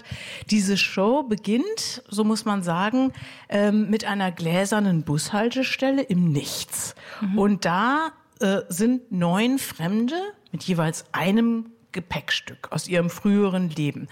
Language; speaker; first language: German; native; German